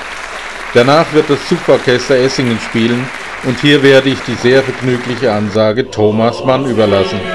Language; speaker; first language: German; native; German